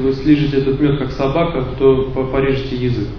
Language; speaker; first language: Russian; native; Russian